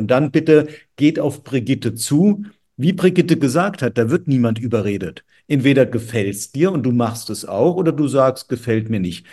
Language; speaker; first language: German; native; German